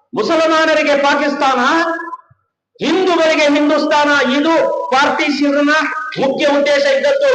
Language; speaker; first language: Kannada; non-native, local second language; Kodava